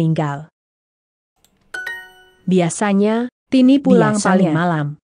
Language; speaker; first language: Indonesian; non-native, learner; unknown